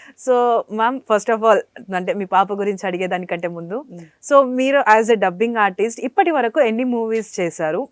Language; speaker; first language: Telugu; native; Telugu